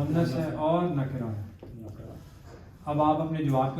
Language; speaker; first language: Urdu; native; Urdu